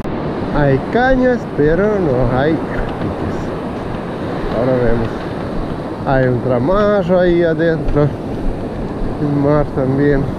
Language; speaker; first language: Spanish; non-native, fluent; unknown